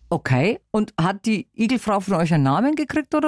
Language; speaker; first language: German; native; German